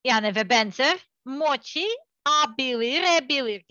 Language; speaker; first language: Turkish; non-native, learner; Serbian